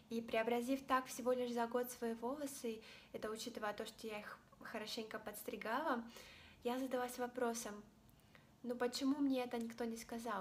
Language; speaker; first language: Russian; native; Russian